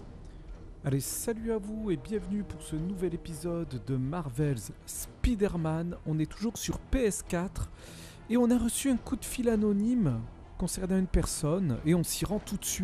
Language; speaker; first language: French; native; French